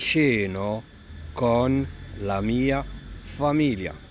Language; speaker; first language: Italian; non-native, fluent; Arabic